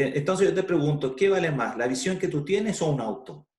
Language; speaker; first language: Spanish; native; Spanish